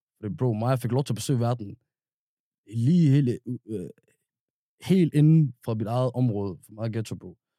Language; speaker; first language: Danish; early bilingual, other home language; Somali